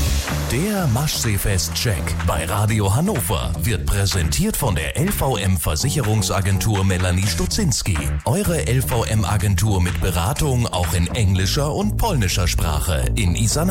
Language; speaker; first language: German; native; German